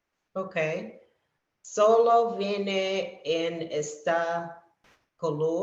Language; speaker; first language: Spanish; non-native, learner; English